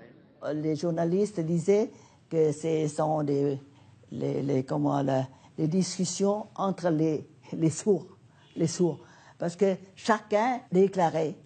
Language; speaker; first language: French; non-native, fluent; Vietnamese